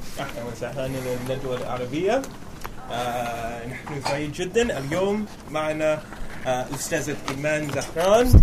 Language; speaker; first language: Arabic; non-native, learner; English